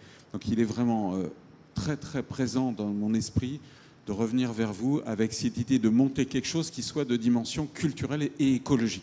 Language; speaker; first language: French; native; French